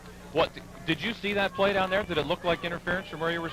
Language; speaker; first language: English; native; English